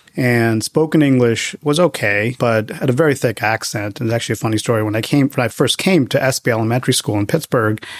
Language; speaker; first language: English; early bilingual, other home language; Tamil